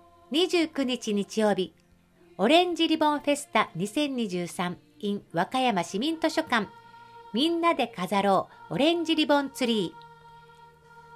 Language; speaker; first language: Japanese; native; Japanese